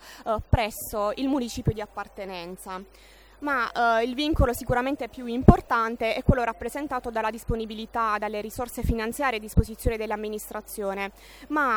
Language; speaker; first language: Italian; native; Italian